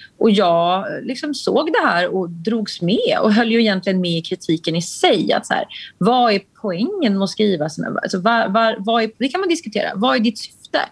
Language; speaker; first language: Swedish; native; Swedish